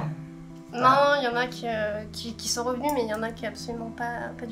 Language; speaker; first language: French; native; French